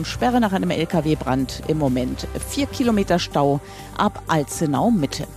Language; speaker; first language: German; native; German